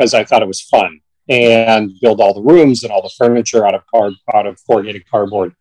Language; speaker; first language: English; native; English